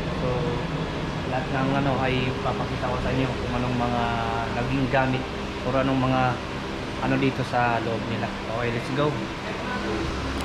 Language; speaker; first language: Filipino; non-native, local second language; Cebuano